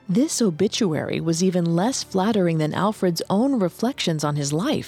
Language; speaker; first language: English; native; English